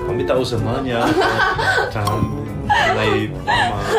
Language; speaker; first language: Indonesian; non-native, fluent; Korean